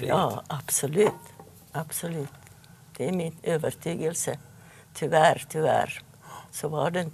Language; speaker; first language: Swedish; non-native, fluent; Yiddish